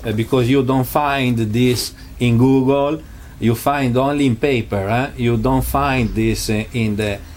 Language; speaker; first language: English; non-native, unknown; Italian